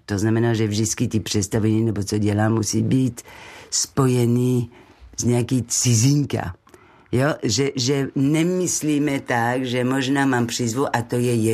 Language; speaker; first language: Czech; non-native, learner; French